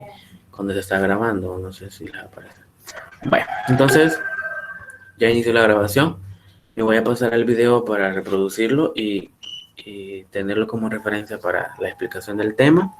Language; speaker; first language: Spanish; native; Spanish